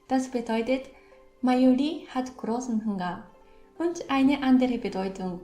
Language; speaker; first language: German; non-native, fluent; Japanese